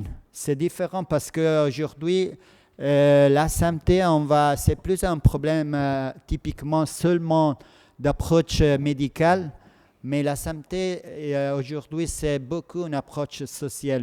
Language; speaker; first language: French; non-native, fluent; Italian